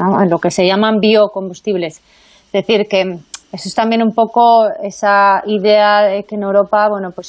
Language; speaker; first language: Spanish; native; Spanish